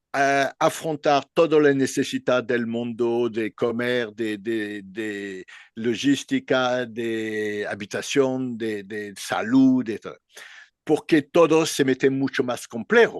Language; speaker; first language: Spanish; non-native, learner; French